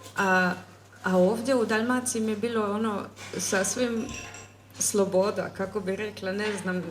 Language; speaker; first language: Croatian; early bilingual, heritage; German